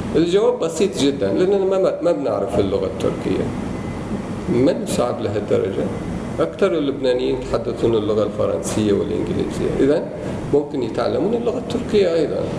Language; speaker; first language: Arabic; non-native, fluent; Turkish